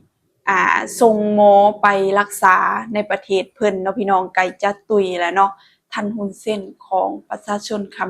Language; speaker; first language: Thai; non-native, local second language; Northeastern Thai